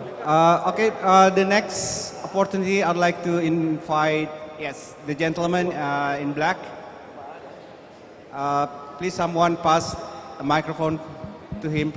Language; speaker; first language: English; non-native, fluent; Indonesian